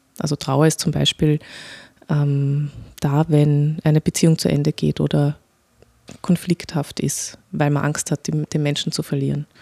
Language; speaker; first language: German; native; German